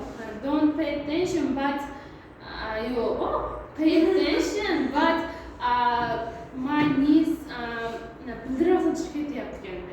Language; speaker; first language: English; non-native, learner; Uzbek